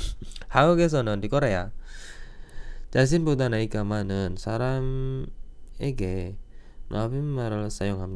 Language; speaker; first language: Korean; non-native, fluent; Indonesian